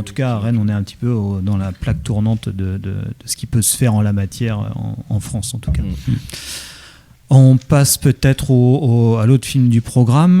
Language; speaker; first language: French; native; French